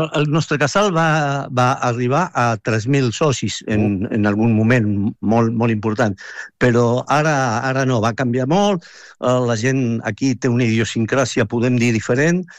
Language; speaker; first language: Catalan; early bilingual, heritage; Spanish